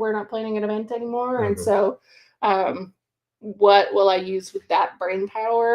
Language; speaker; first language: English; native; English